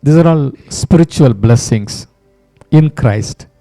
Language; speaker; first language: English; non-native, local second language; Hindi